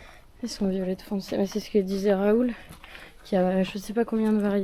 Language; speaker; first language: French; native; French